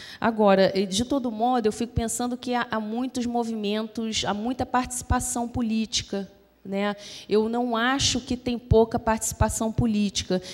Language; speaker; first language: Portuguese; native; Portuguese